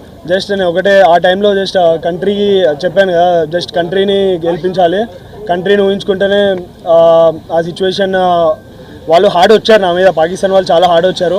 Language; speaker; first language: Telugu; native; Telugu